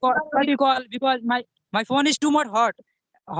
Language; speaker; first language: English; non-native, learner; Hindi